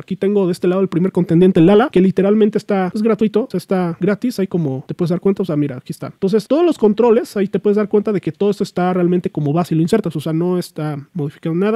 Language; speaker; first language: Spanish; native; Spanish